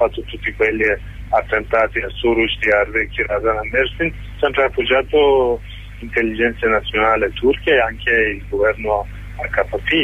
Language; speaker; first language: Italian; non-native, learner; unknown